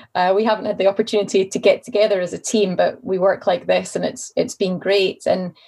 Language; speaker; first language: English; native; English